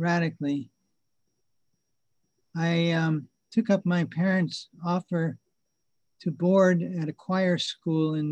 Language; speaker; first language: English; native; English